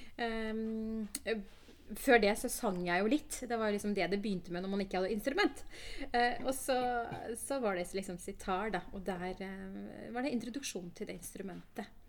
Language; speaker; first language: Norwegian; early bilingual, other home language; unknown